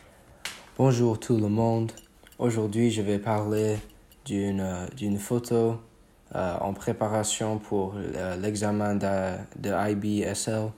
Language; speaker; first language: French; non-native, fluent; English